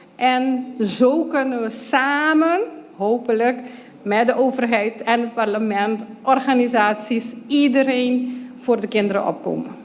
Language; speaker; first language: Dutch; non-native, local second language; Papiamento